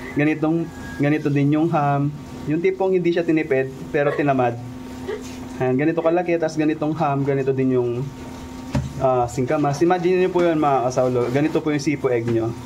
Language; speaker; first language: Filipino; non-native, local second language; Pampanga